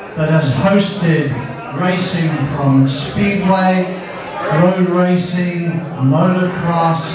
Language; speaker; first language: English; native; English